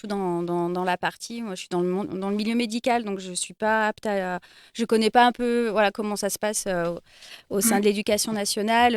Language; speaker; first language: French; native; French